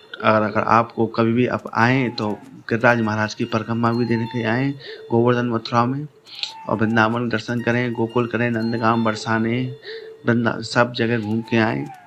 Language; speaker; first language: Hindi; native; Hindi